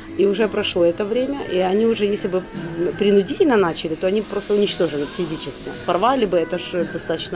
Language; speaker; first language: Russian; non-native, local second language; Ukrainian